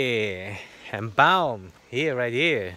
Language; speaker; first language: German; non-native, fluent; Filipino